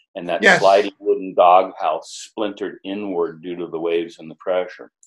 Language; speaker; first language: English; native; English